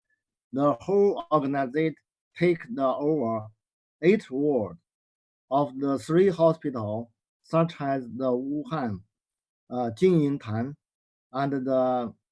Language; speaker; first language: English; non-native, learner; Chinese